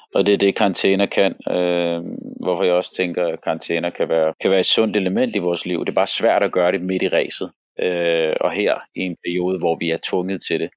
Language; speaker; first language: Danish; early bilingual, other home language; Arabic